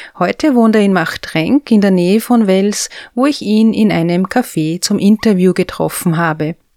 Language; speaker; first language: German; native; German